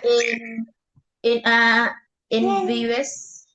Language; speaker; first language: English; non-native, learner; Vietnamese